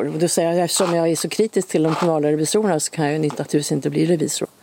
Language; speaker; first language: Swedish; native; Swedish